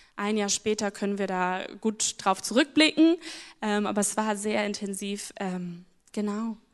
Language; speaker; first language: German; native; German